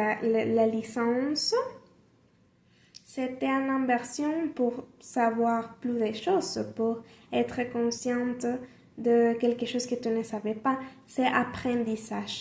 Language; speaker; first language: French; non-native, learner; Spanish